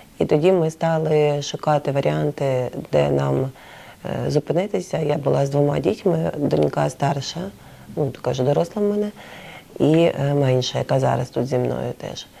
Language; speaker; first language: Ukrainian; native; Ukrainian